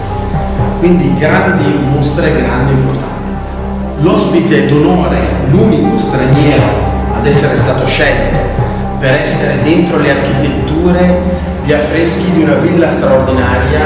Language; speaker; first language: Italian; native; Italian